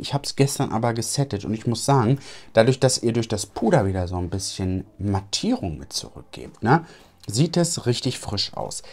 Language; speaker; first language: German; native; German